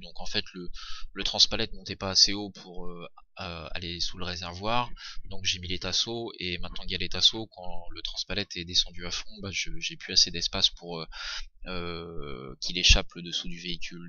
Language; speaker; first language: French; native; French